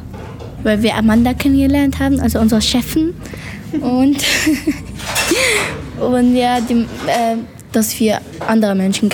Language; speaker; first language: German; non-native, learner; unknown